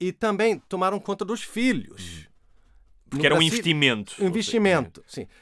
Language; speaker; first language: Portuguese; non-native, fluent; Swedish